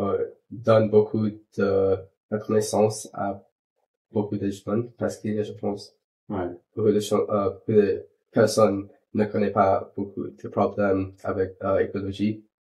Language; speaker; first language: French; non-native, local second language; English